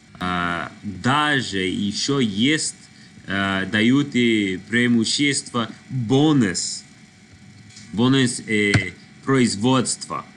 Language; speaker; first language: Russian; non-native, learner; English